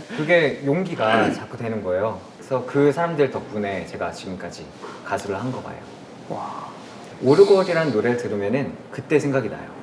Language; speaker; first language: Korean; native; Korean